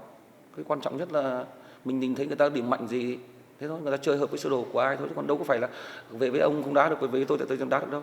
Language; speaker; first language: Vietnamese; native; Vietnamese